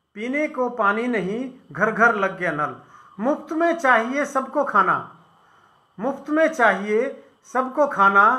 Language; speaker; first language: Hindi; non-native, local second language; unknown